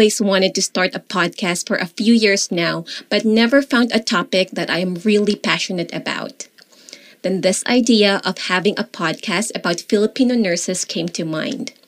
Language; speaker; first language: English; non-native, local second language; Filipino